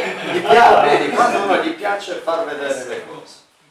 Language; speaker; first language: Italian; native; Italian